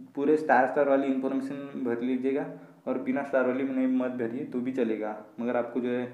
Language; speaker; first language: Hindi; non-native, local second language; Marathi